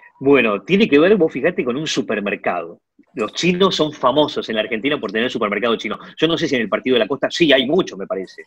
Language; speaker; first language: Spanish; early bilingual, other home language; Chinese